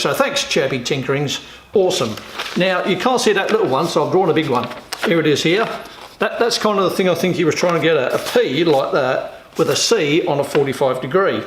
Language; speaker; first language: English; native; English